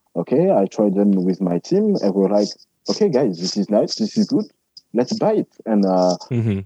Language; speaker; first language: English; non-native, fluent; French